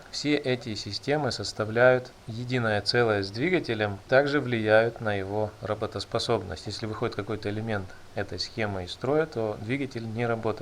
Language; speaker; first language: Russian; native; Russian